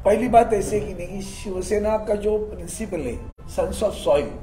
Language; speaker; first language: Hindi; non-native, local second language; Marathi